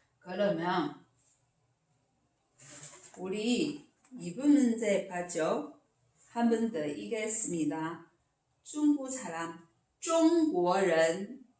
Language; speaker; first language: Korean; non-native, learner; Chinese